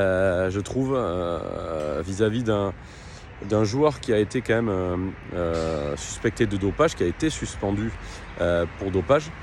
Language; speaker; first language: French; native; French